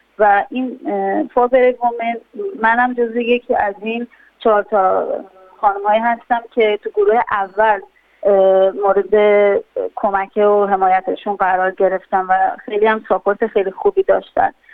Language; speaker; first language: Persian; native; Persian